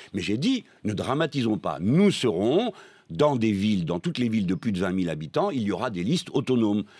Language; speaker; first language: French; native; French